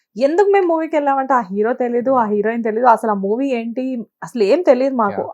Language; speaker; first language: Telugu; native; Telugu